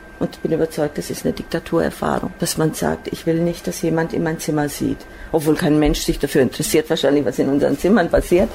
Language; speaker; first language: German; native; German